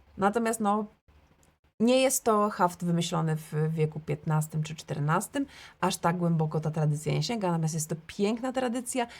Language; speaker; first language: Polish; native; Polish